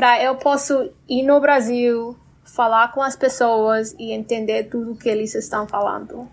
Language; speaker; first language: Portuguese; non-native, fluent; English